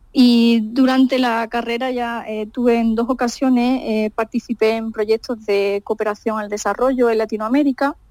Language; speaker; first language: Spanish; native; Spanish